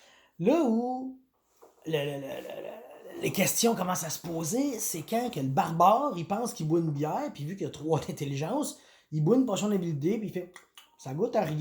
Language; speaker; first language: French; native; French